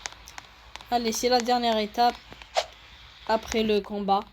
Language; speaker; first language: French; native; French